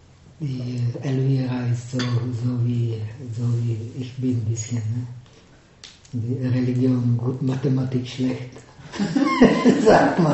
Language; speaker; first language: German; non-native, fluent; Czech